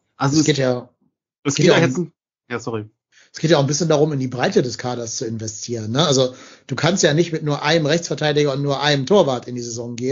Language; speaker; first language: German; native; German